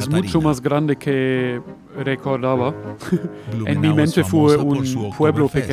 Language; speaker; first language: Spanish; non-native, fluent; German